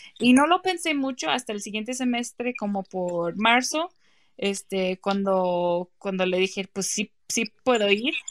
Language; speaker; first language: Spanish; non-native, fluent; English